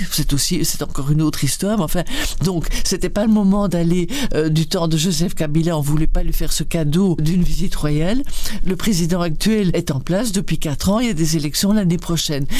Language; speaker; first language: French; native; French